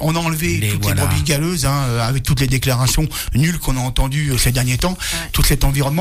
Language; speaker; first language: French; native; French